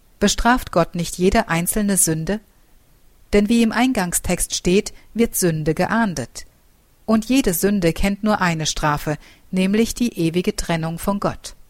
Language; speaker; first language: German; native; German